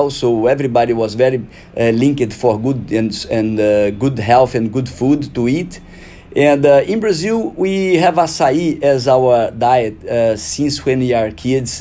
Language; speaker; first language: English; non-native, fluent; Portuguese